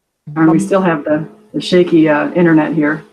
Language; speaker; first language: English; native; English